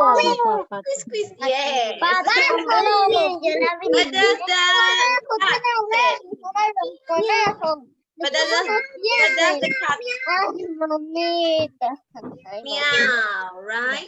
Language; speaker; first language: English; non-native, fluent; Spanish